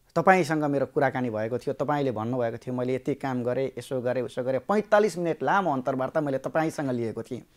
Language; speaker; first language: Nepali; native; Nepali